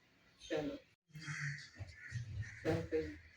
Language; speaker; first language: Hindi; non-native, local second language; Punjabi